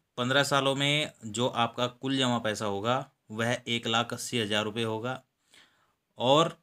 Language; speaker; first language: Hindi; native; Hindi